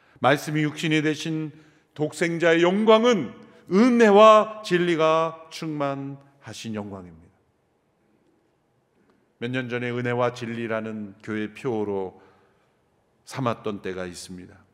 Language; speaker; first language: Korean; native; Korean